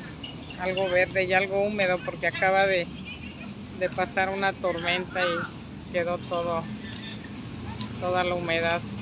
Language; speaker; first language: Spanish; native; Spanish